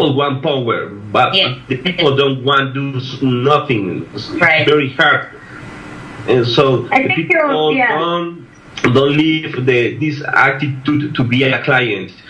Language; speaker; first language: English; non-native, learner; Spanish